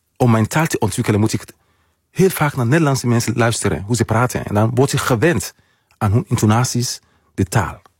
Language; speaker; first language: Dutch; non-native, fluent; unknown